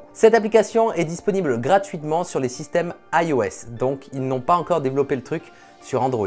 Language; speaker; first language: French; native; French